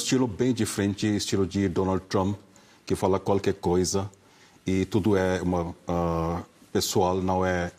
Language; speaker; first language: Portuguese; non-native, fluent; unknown